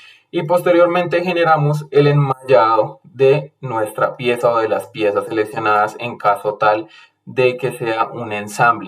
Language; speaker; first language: Spanish; native; Spanish